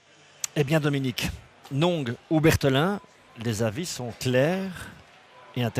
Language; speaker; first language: French; native; French